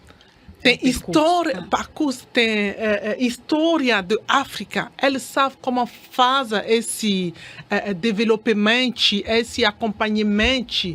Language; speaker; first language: Portuguese; non-native, learner; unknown